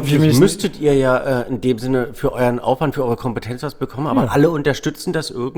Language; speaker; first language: German; native; German